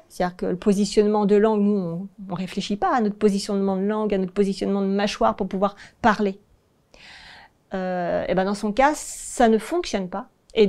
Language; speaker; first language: French; native; French